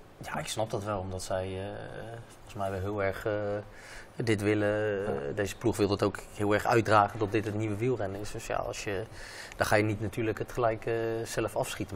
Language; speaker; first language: Dutch; native; Dutch